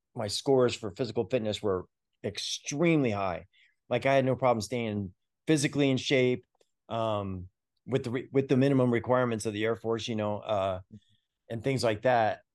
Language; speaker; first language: English; native; English